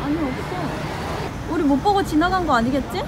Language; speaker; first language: Korean; native; Korean